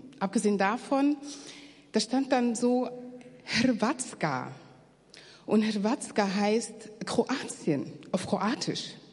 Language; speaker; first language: German; native; German